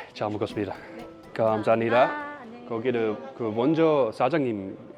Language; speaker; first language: Korean; non-native, learner; Dutch